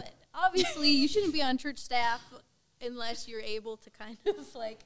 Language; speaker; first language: English; native; English